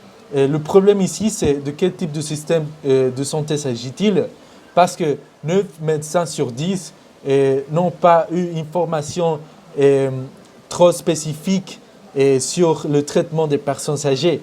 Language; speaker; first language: French; non-native, learner; Spanish